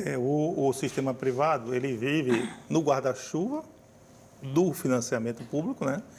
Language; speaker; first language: Portuguese; native; Portuguese